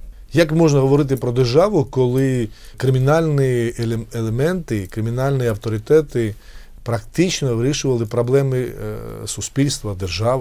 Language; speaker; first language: Ukrainian; non-native, fluent; Georgian